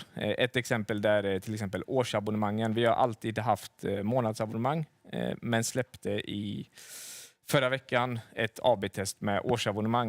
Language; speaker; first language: Swedish; native; Swedish